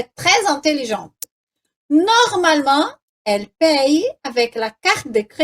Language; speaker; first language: French; non-native, fluent; Portuguese